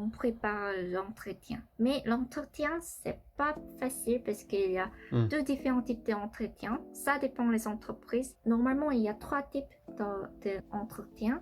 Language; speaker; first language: French; non-native, learner; Korean